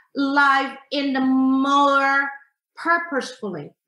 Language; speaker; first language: English; non-native, fluent; Indonesian